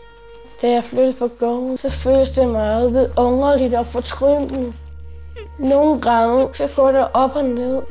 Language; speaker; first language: Danish; non-native, learner; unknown